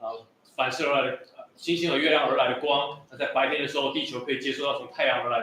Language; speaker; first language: Chinese; native; Chinese